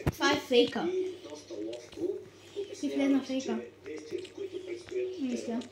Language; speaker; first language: Bulgarian; native; Bulgarian